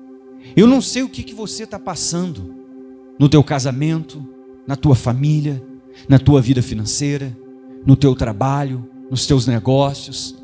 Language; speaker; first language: Portuguese; native; Portuguese